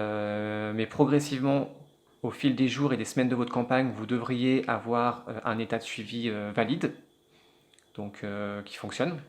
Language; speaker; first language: French; native; French